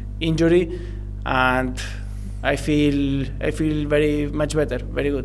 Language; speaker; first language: English; non-native, learner; Spanish